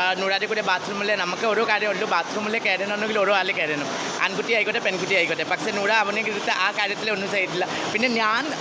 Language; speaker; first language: Malayalam; non-native, fluent; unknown